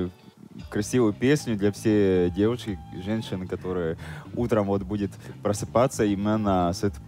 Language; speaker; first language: Russian; non-native, fluent; Latvian